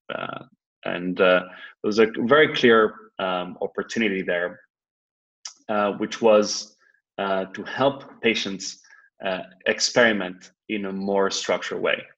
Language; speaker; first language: English; non-native, fluent; Spanish